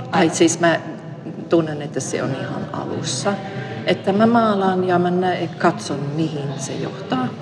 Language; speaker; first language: Finnish; non-native, fluent; Swedish